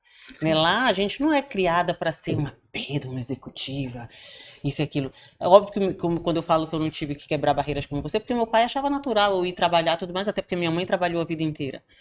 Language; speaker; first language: Portuguese; native; Portuguese